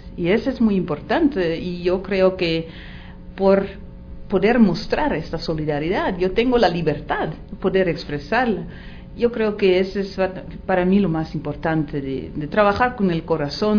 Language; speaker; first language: Spanish; non-native, fluent; Dutch